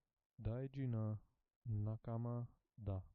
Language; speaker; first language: Japanese; non-native, learner; Filipino